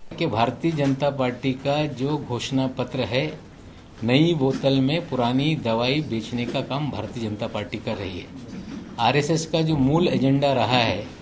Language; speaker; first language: Hindi; native; Hindi